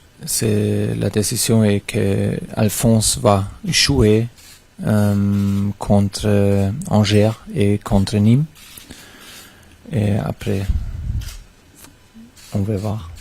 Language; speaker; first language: French; non-native, fluent; German